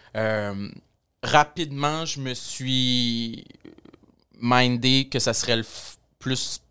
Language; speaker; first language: French; native; French